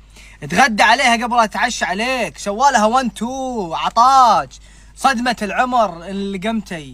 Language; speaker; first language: Arabic; native; Arabic